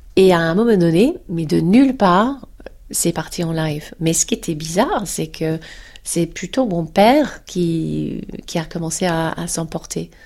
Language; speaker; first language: French; non-native, fluent; English